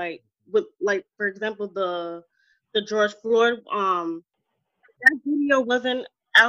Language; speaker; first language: English; native; English